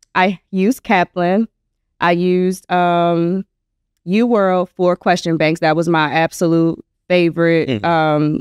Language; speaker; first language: English; native; English